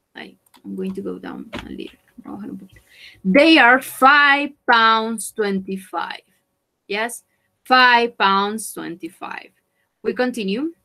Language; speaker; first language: English; non-native, fluent; Spanish